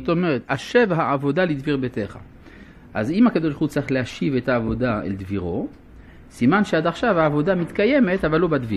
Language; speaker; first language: Hebrew; non-native, fluent; French